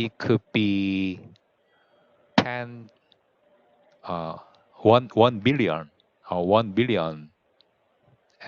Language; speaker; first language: English; non-native, learner; Korean